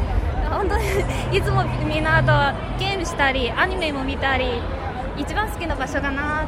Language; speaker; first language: Japanese; non-native, learner; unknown